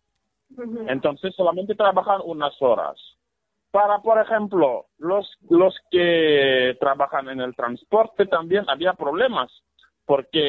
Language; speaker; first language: Spanish; non-native, fluent; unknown